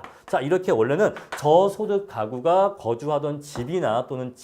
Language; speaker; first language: Korean; native; Korean